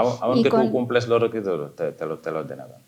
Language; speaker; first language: Spanish; non-native, fluent; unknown